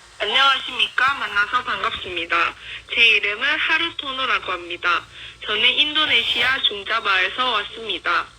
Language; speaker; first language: Korean; non-native, learner; Indonesian